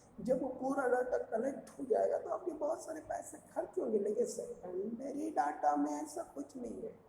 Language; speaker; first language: Hindi; native; Hindi